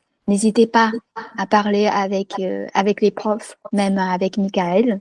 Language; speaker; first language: French; non-native, fluent; Chinese